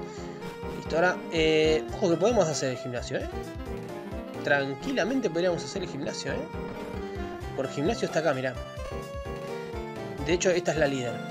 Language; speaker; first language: Spanish; native; Spanish